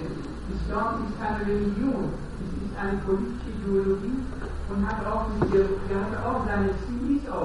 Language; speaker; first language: German; non-native, learner; Persian